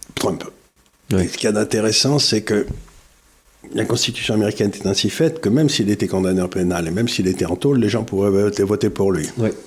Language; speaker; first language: French; native; French